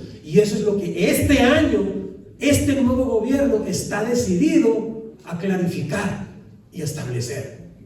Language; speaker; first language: Spanish; native; Spanish